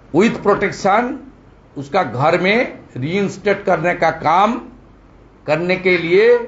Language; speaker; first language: Hindi; non-native, local second language; Bangla